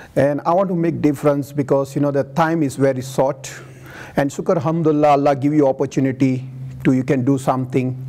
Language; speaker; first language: English; non-native, local second language; Gujarati